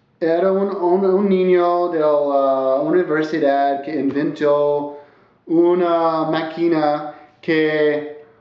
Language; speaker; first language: Spanish; non-native, learner; English